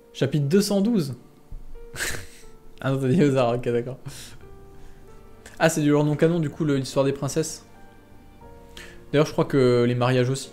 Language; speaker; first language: French; native; French